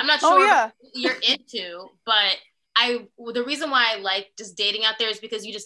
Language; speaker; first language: English; native; English